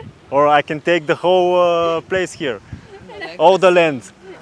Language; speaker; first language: English; non-native, fluent; Bulgarian